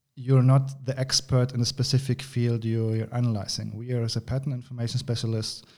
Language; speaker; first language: English; non-native, fluent; German